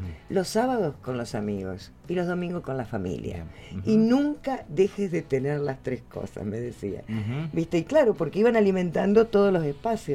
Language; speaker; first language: Spanish; native; Spanish